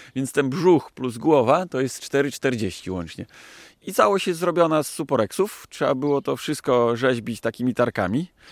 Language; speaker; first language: Polish; native; Polish